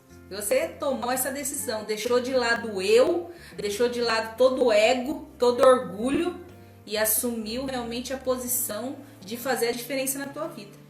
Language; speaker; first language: Portuguese; native; Portuguese